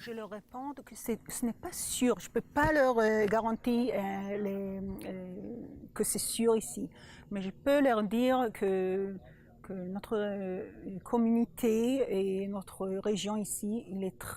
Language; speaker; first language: French; non-native, learner; Hebrew